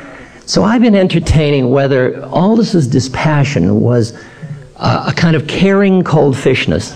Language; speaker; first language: English; native; English